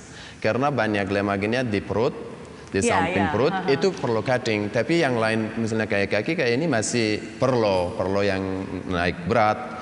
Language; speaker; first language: Indonesian; non-native, learner; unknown